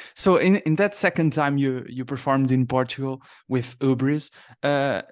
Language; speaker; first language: English; non-native, learner; Portuguese